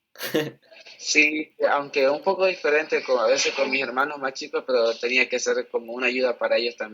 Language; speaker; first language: Spanish; native; Spanish